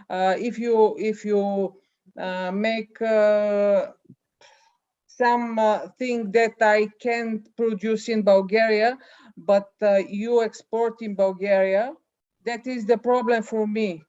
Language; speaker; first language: English; non-native, learner; Bulgarian